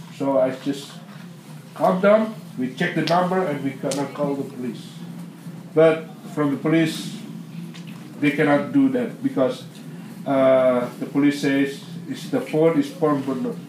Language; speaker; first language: English; non-native, learner; Indonesian